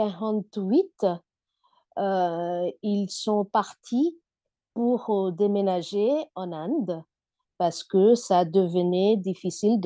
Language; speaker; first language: French; non-native, fluent; Bangla